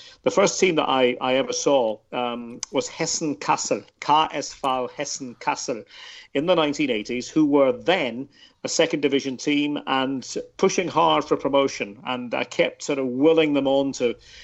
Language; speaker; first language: English; native; English